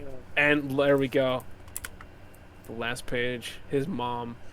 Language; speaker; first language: English; native; English